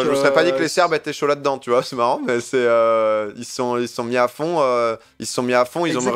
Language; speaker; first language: French; native; French